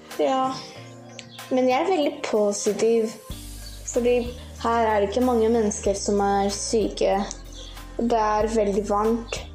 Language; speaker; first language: Norwegian; early bilingual, heritage; Greek